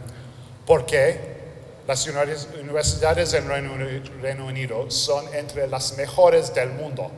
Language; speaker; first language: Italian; non-native, learner; Spanish